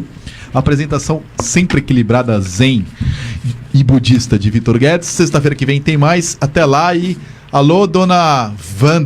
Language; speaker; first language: Portuguese; native; Portuguese